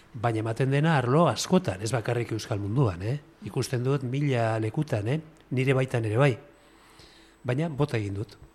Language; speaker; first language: Basque; non-native, local second language; Spanish